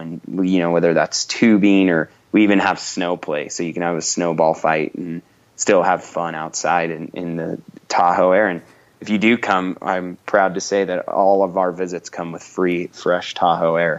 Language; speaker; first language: English; native; English